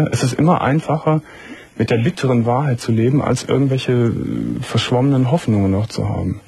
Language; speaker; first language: German; native; German